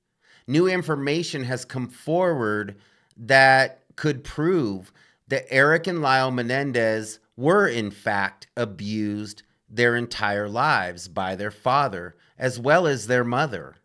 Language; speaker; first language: English; native; English